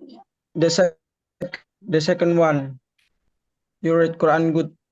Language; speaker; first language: English; non-native, learner; Indonesian